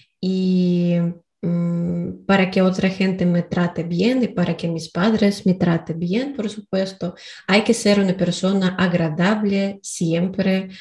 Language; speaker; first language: Spanish; non-native, learner; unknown